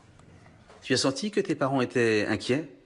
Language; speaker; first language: French; native; French